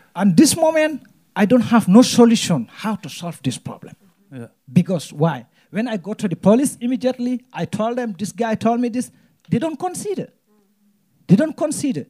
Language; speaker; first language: English; non-native, local second language; Wolof